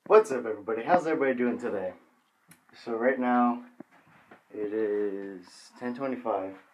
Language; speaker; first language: English; native; English